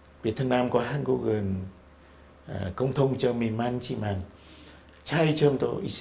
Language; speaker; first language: Korean; non-native, fluent; Vietnamese